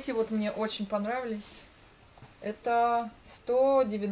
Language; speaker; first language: Russian; native; Russian